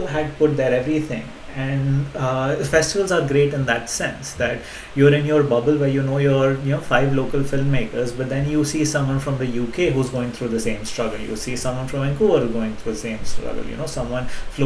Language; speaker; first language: English; non-native, local second language; Hindi